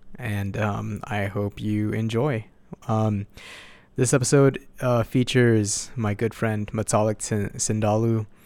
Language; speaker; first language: English; native; English